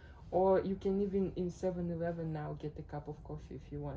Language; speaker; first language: English; non-native, fluent; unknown